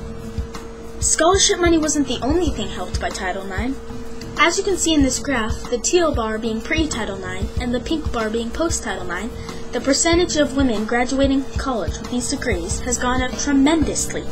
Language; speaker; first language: English; native; English